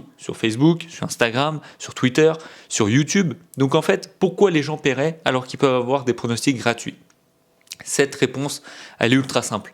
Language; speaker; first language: French; native; French